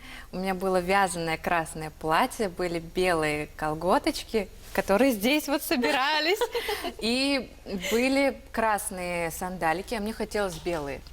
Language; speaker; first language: Russian; native; Russian